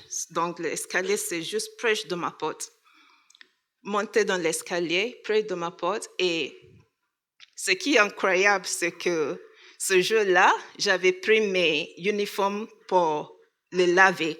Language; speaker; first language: French; non-native, learner; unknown